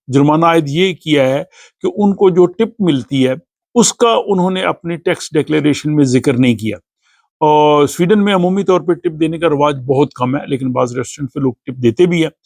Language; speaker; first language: Urdu; non-native, local second language; Punjabi